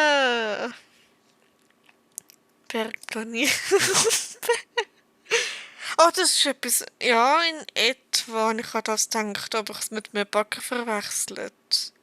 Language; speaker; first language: German; native; German